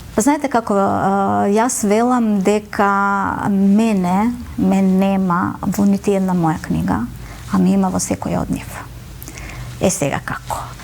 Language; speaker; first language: Macedonian; native; Macedonian